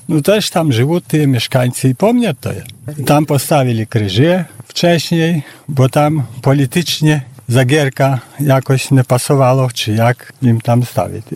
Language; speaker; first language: Polish; non-native, local second language; Belarusian